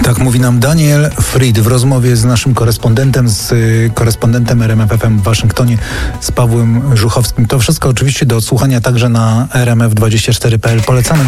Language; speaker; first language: Polish; native; Polish